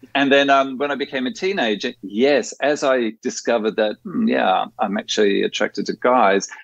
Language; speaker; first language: English; native; English